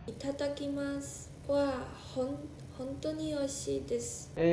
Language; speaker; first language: Japanese; non-native, learner; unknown